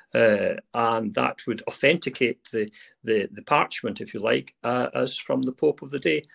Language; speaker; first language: English; native; English